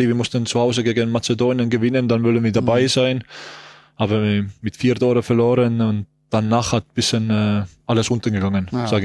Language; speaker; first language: German; non-native, learner; Estonian